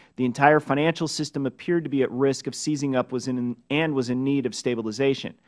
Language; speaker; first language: English; native; English